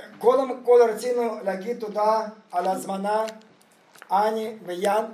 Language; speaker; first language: Hebrew; non-native, fluent; Russian